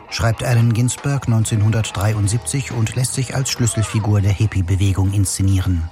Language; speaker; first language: German; native; German